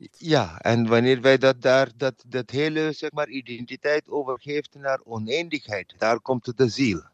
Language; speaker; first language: Dutch; non-native, learner; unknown